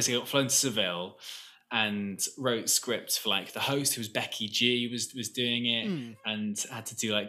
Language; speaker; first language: English; native; English